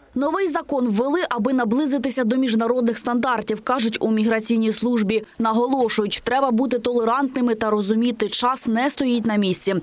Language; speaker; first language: Ukrainian; native; Ukrainian